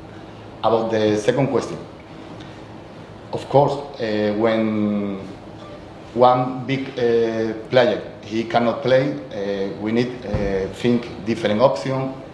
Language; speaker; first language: English; non-native, learner; Spanish